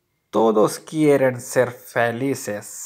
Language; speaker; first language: Spanish; non-native, fluent; Urdu